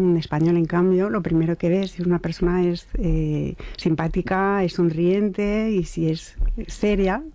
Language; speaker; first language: Spanish; non-native, fluent; French